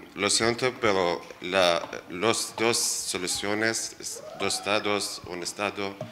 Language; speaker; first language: Spanish; non-native, learner; Arabic